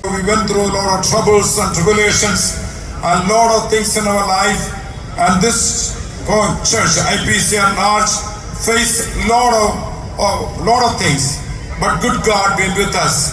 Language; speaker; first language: English; non-native, local second language; Malayalam